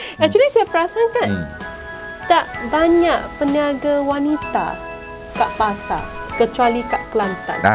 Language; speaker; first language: Malay; non-native, local second language; Chinese